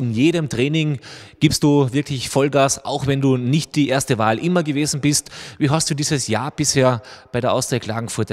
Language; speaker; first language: German; native; German